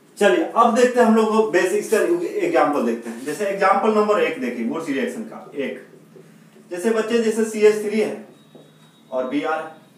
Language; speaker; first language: Hindi; native; Hindi